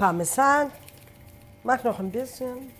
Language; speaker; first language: German; non-native, fluent; Italian